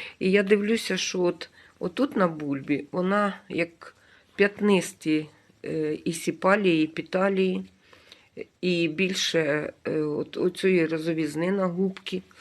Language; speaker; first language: Ukrainian; native; Ukrainian